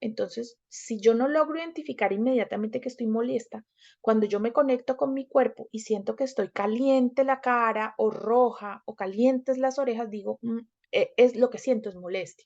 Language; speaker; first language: Spanish; native; Spanish